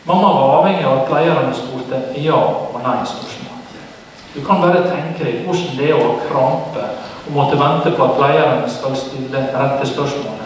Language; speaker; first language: Norwegian; native; Norwegian